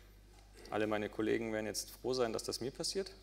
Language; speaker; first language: German; native; German